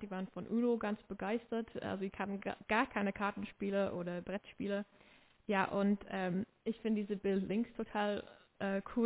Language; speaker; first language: German; non-native, fluent; English